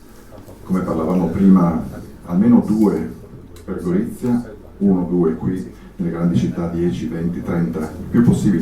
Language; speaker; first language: Italian; native; Italian